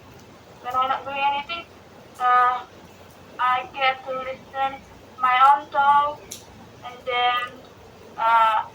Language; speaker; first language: English; non-native, learner; Indonesian